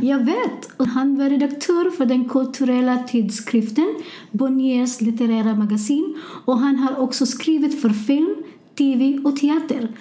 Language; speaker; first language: Swedish; non-native, learner; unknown